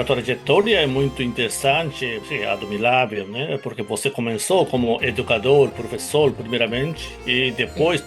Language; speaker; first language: Portuguese; non-native, fluent; Japanese